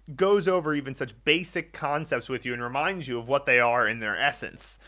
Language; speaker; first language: English; native; English